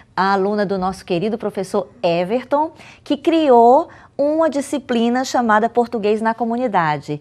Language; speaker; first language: Portuguese; native; Portuguese